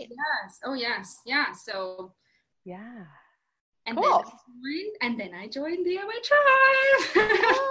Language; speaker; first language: English; non-native, fluent; Latvian